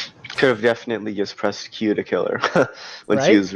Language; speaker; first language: English; native; English